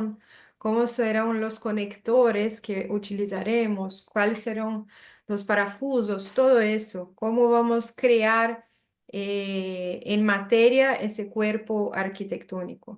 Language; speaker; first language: Spanish; non-native, learner; Portuguese